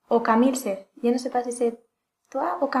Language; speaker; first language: French; non-native, learner; Spanish